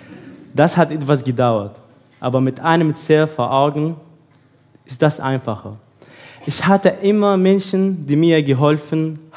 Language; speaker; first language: German; non-native, learner; Arabic